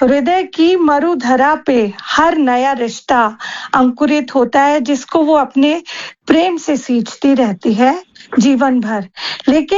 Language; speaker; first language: Hindi; native; Hindi